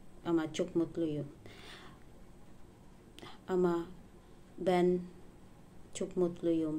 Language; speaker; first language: Turkish; non-native, learner; Filipino